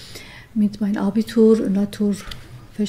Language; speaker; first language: German; non-native, learner; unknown